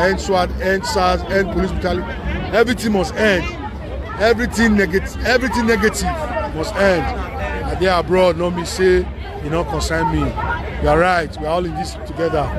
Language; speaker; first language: English; non-native, local second language; Bini